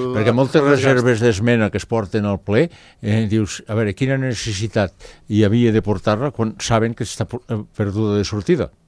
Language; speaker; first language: Catalan; native; Catalan